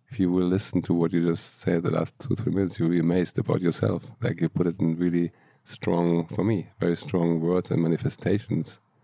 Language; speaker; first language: English; non-native, fluent; German